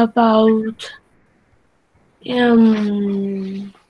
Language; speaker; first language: English; non-native, learner; Spanish